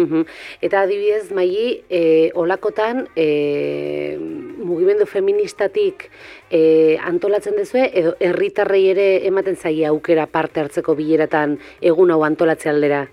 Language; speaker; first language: Basque; native; Basque